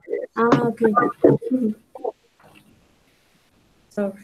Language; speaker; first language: English; non-native, learner; Spanish